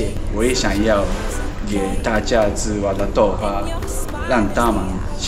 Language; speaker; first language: Chinese; non-native, learner; Japanese